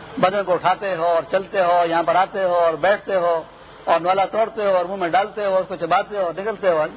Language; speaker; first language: Urdu; non-native, local second language; Pashto